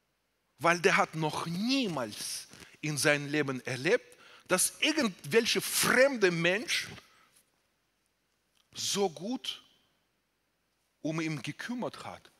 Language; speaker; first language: German; non-native, fluent; Russian